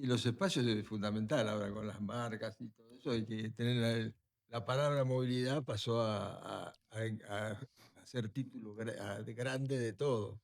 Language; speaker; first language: Spanish; native; Spanish